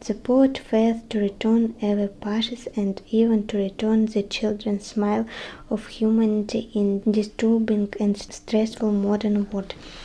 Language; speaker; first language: English; non-native, learner; Russian